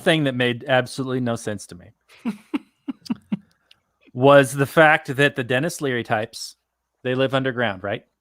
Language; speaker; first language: English; native; English